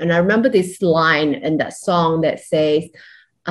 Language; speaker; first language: English; non-native, local second language; Chinese